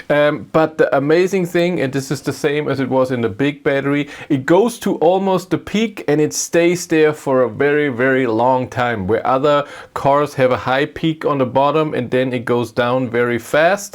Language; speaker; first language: English; non-native, fluent; German